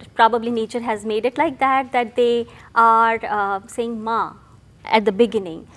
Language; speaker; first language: English; non-native, local second language; Hindi